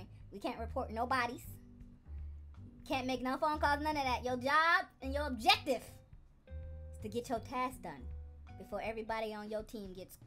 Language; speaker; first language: English; native; English